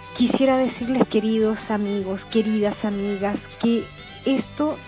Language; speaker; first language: Spanish; native; Spanish